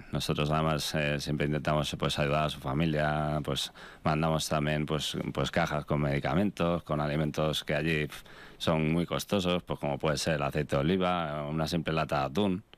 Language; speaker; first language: Spanish; native; Spanish